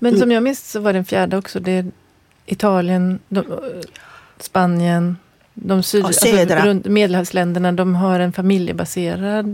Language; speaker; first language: Swedish; native; Swedish